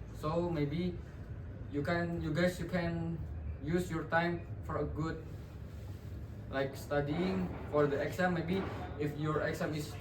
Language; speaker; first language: English; non-native, learner; Indonesian